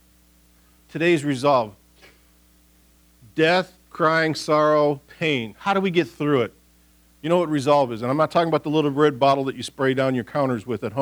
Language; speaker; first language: English; native; English